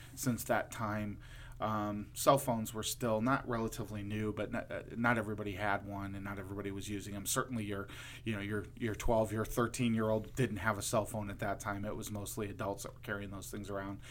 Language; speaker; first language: English; native; English